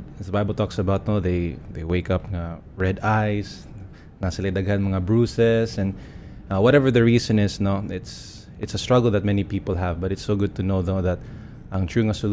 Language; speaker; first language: English; non-native, local second language; Cebuano